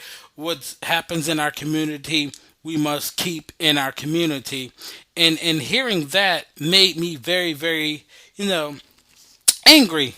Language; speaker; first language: English; native; English